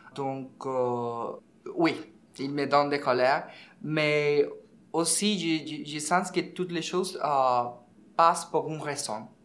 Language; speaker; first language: French; non-native, learner; Spanish